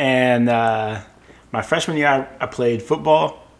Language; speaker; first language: English; native; English